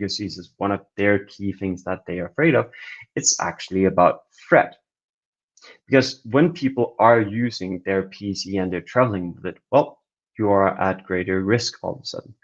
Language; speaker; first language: English; non-native, fluent; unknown